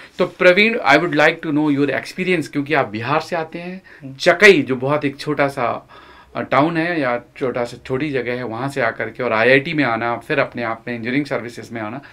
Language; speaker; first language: Hindi; native; Hindi